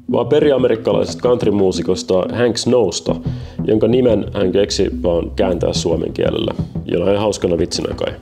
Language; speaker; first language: Finnish; native; Finnish